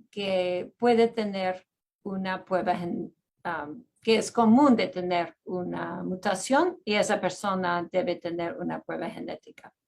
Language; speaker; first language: Spanish; early bilingual, heritage; Spanish